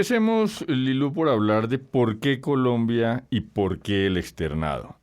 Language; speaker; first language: Spanish; native; Spanish